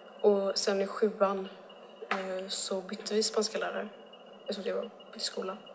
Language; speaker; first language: Swedish; native; Swedish